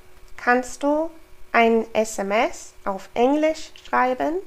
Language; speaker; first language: German; non-native, fluent; English